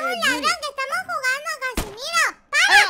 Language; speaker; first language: Spanish; native; Spanish